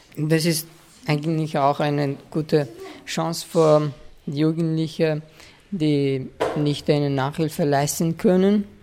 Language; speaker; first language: German; non-native, learner; Persian